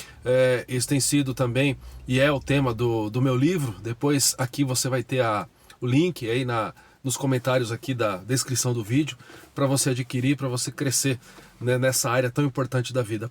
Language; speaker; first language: Portuguese; native; Portuguese